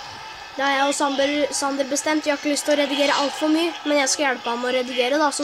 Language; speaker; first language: Norwegian; native; Norwegian